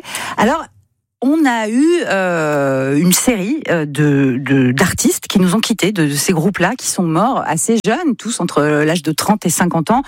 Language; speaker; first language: French; native; French